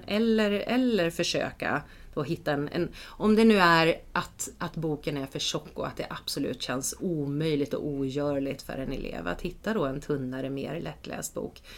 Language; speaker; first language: Swedish; native; Swedish